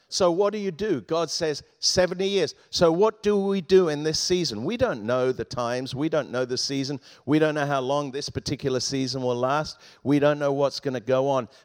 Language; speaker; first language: English; native; English